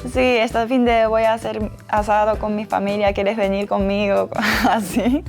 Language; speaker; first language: Spanish; non-native, fluent; Japanese